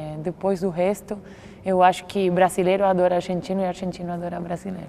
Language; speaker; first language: Portuguese; non-native, fluent; Spanish